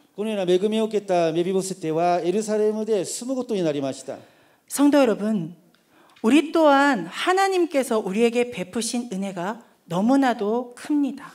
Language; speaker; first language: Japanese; non-native, fluent; Korean